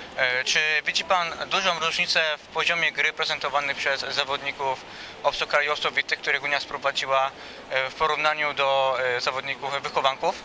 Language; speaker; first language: Polish; native; Polish